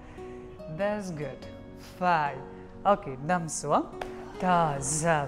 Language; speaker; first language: Vietnamese; non-native, learner; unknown